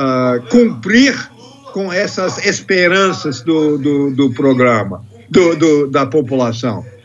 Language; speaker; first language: Portuguese; non-native, fluent; English